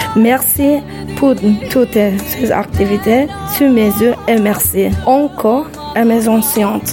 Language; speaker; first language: French; non-native, fluent; Turkish